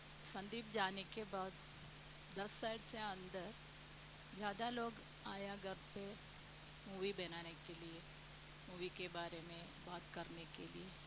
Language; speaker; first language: Hindi; non-native, local second language; Malayalam